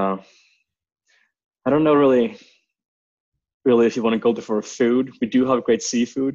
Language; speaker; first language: English; non-native, fluent; Icelandic